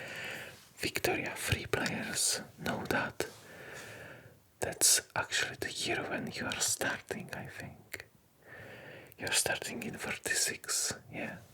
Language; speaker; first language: English; non-native, fluent; Polish